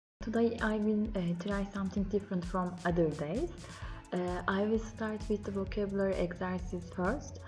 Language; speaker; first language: English; non-native, learner; Turkish